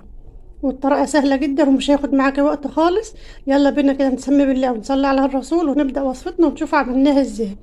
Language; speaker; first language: Arabic; native; Arabic